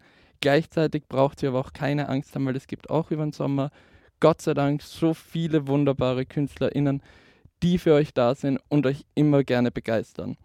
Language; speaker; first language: German; native; German